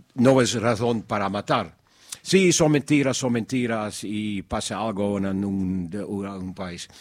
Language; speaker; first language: Spanish; non-native, fluent; Dutch